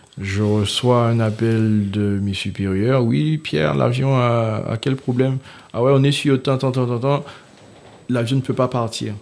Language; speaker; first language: French; early bilingual, other home language; Haitian Creole